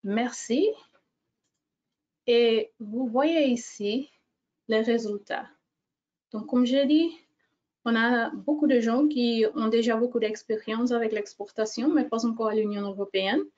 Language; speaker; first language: French; non-native, fluent; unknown